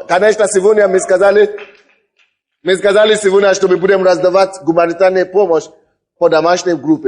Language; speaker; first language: Russian; non-native, fluent; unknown